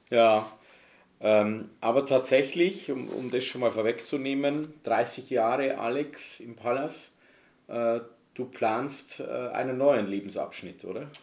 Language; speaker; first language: German; native; German